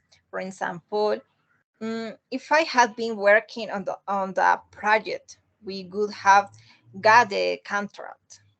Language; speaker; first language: English; non-native, learner; Spanish